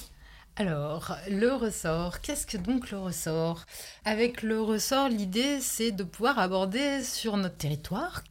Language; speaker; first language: French; native; French